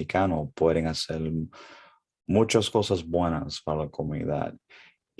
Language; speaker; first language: Spanish; early bilingual, heritage; English